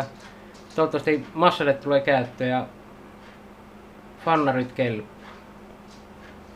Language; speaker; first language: Finnish; native; Finnish